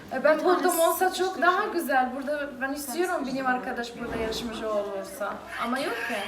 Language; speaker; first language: Turkish; non-native, fluent; Arabic